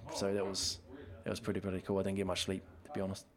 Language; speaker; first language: English; native; English